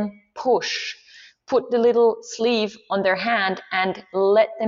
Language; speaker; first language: English; non-native, fluent; Swiss German